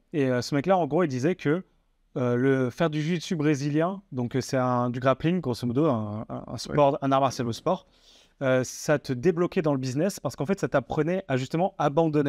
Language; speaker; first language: French; native; French